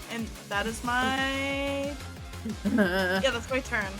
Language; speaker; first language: English; native; English